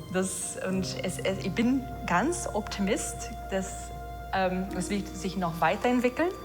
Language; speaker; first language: German; non-native, fluent; Portuguese